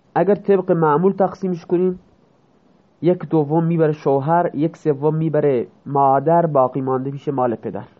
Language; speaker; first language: Persian; non-native, local second language; Baluchi